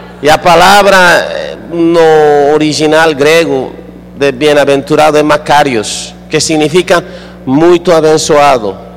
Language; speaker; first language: Portuguese; non-native, fluent; Spanish